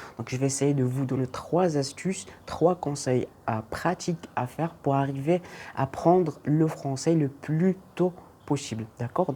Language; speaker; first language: French; non-native, local second language; Arabic